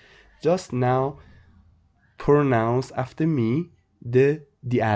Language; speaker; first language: English; non-native, fluent; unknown